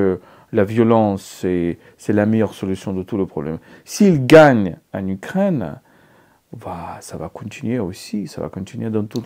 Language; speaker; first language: French; non-native, fluent; Ukrainian